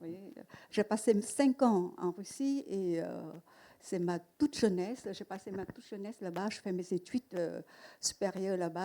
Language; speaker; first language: French; non-native, fluent; Vietnamese